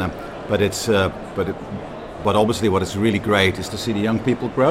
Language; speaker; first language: English; non-native, fluent; Dutch